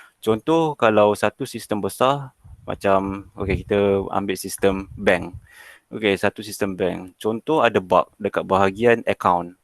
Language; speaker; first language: Malay; native; Malay